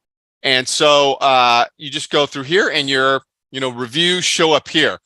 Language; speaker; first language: English; native; English